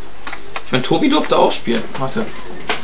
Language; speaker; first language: German; early bilingual, other home language; Turkish